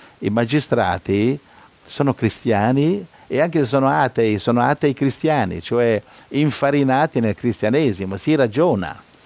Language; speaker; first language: Italian; native; Italian